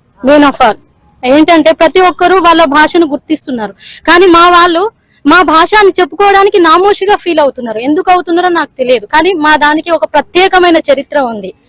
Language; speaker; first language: Telugu; non-native, local second language; Lambadi